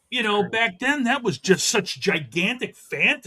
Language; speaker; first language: English; native; English